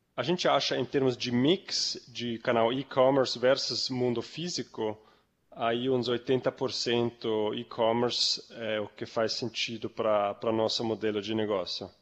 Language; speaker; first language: Portuguese; non-native, fluent; German